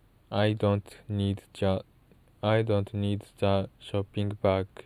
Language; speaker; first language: English; non-native, learner; Japanese